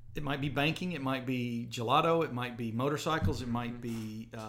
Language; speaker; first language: English; native; English